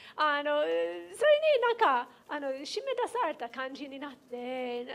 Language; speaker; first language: Japanese; non-native, fluent; English